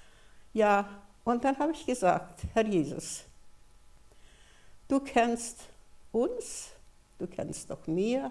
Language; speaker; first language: German; early bilingual, heritage; German